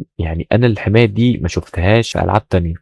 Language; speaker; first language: Arabic; native; Arabic